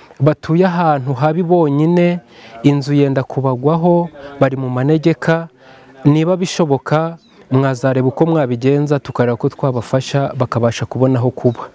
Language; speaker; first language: Kinyarwanda; native; Kinyarwanda